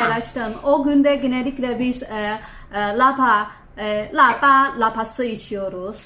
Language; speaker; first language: Turkish; non-native, fluent; Chinese